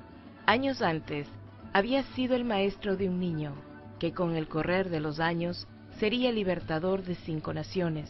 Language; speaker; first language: Spanish; native; Spanish